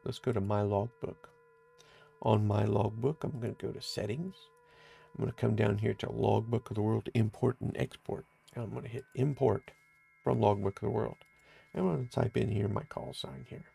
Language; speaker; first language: English; native; English